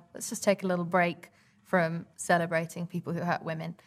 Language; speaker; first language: English; native; English